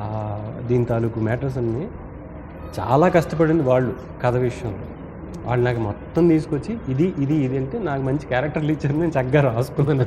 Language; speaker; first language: Telugu; native; Telugu